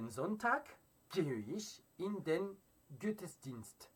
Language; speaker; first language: German; non-native, fluent; French